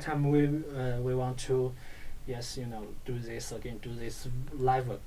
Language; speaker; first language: English; non-native, learner; Chinese